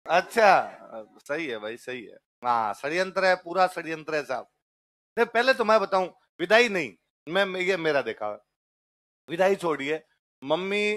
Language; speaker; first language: Hindi; native; Hindi